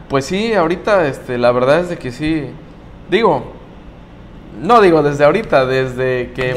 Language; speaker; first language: Spanish; native; Spanish